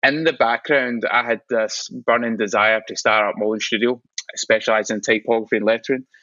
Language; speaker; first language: English; native; English